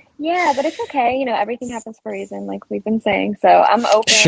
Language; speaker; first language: English; native; English